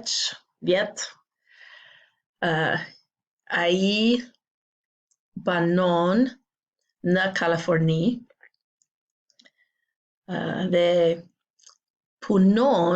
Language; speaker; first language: Albanian; non-native, learner; English